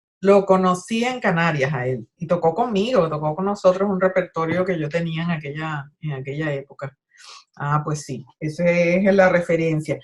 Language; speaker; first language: Spanish; native; Spanish